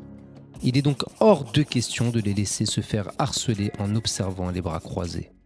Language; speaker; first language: French; native; French